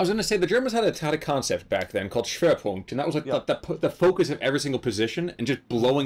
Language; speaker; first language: English; native; English